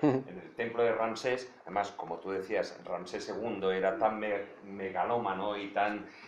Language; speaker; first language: Spanish; native; Spanish